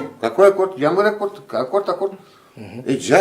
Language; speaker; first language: Russian; non-native, learner; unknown